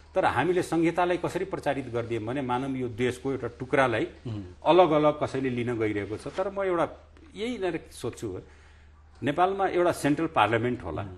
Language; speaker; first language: Nepali; non-native, local second language; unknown